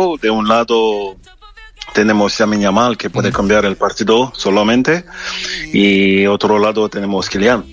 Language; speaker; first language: Spanish; non-native, fluent; French